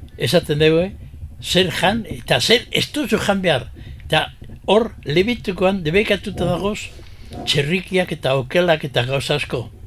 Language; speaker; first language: Basque; early bilingual, heritage; Basque